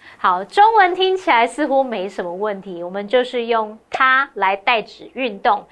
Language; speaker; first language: Chinese; native; Chinese